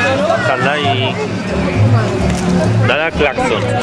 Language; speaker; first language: Spanish; native; Spanish